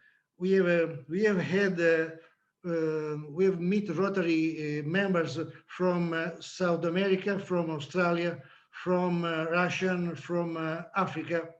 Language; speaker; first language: English; non-native, learner; Italian